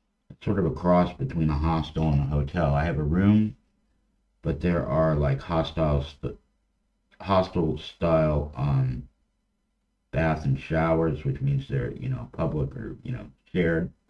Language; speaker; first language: English; native; English